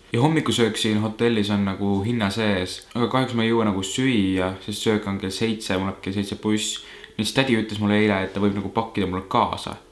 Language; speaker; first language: Estonian; early bilingual, heritage; Estonian